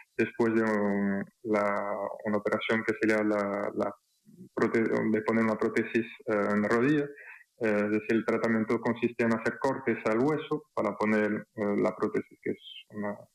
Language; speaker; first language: Spanish; non-native, fluent; French